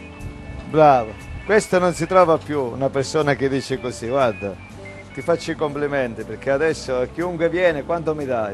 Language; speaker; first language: Italian; native; Italian